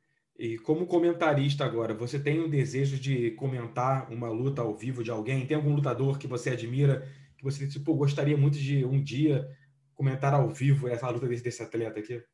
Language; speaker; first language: Portuguese; native; Portuguese